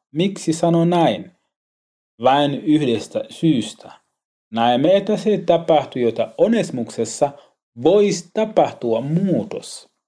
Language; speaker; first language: Finnish; non-native, learner; Swahili